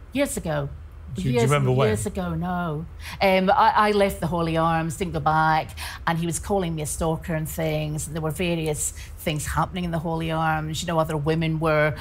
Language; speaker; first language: English; native; English